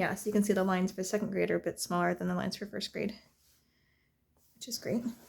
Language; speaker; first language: English; native; English